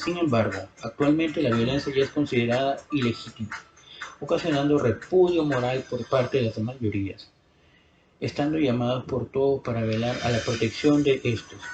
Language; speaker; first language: Spanish; native; Spanish